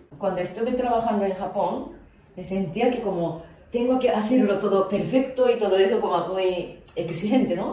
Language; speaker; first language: Spanish; non-native, fluent; Japanese